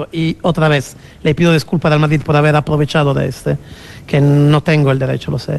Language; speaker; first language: Spanish; non-native, fluent; Italian